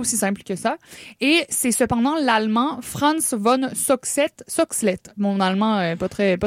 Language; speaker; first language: French; native; French